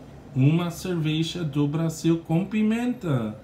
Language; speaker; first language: Portuguese; non-native, learner; English